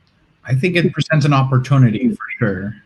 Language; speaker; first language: English; native; English